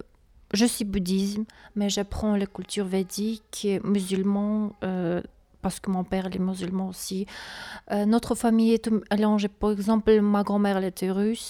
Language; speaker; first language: French; non-native, learner; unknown